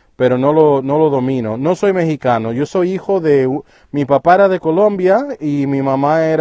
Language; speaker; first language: Spanish; early bilingual, heritage; Spanish